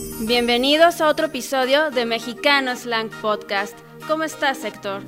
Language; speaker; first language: Spanish; native; Spanish